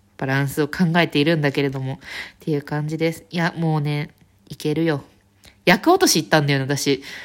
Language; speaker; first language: Japanese; native; Japanese